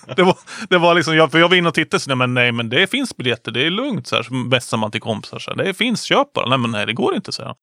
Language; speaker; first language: Swedish; native; Swedish